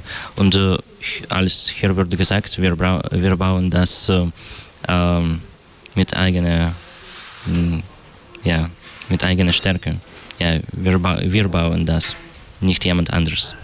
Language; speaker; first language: German; non-native, learner; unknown